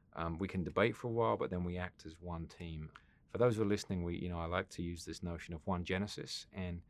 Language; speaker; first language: English; native; English